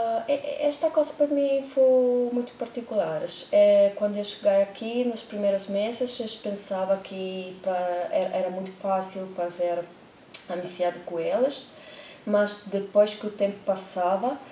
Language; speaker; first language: Portuguese; non-native, learner; Italian